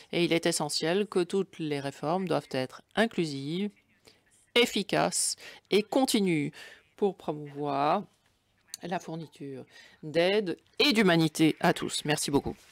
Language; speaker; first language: French; non-native, fluent; German